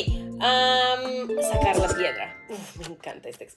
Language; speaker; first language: Spanish; non-native, fluent; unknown